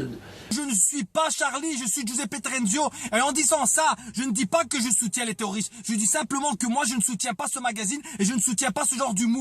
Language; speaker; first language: French; native; French